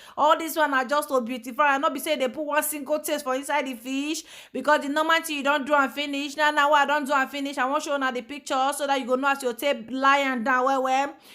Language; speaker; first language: Nigerian Pidgin; native; Nigerian Pidgin